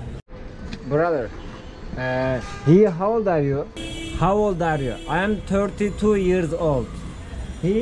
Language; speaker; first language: English; non-native, learner; Turkish